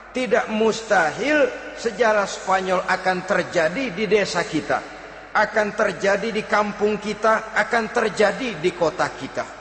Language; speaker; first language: Indonesian; native; Indonesian